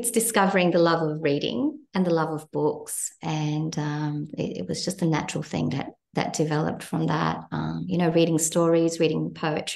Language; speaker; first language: English; native; English